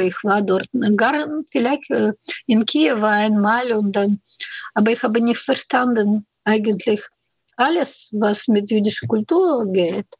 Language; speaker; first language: German; non-native, fluent; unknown